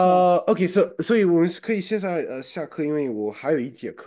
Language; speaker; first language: Chinese; non-native, fluent; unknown